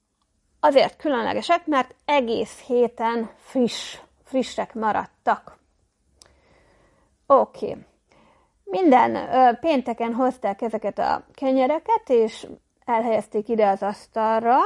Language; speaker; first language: Hungarian; native; Hungarian